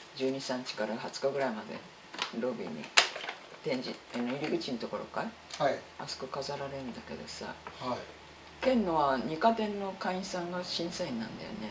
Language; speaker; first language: Japanese; native; Japanese